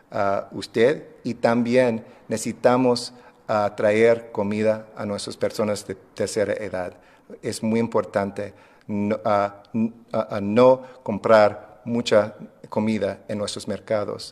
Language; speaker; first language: Spanish; non-native, fluent; English